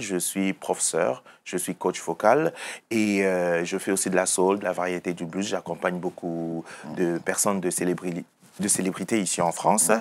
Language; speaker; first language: French; native; French